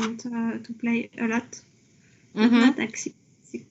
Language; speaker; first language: English; non-native, learner; French